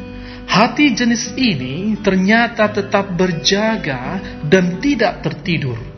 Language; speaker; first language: Indonesian; native; Indonesian